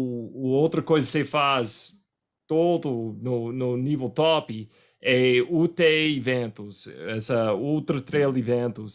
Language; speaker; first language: Portuguese; non-native, fluent; English